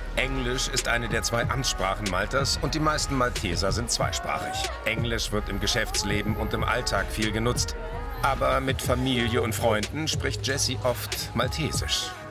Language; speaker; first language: German; native; German